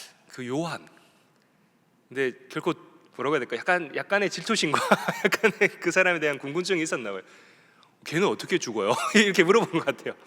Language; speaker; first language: Korean; native; Korean